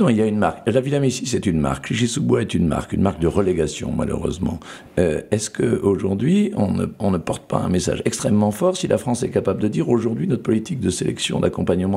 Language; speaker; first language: French; native; French